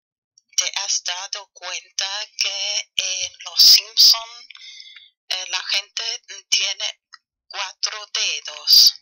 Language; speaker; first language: Spanish; non-native, fluent; German